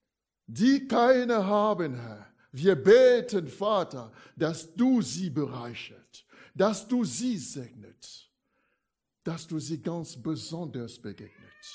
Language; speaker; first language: German; non-native, fluent; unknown